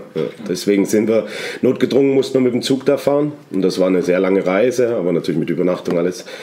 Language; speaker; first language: German; native; German